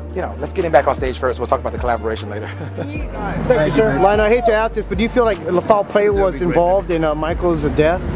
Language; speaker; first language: English; native; English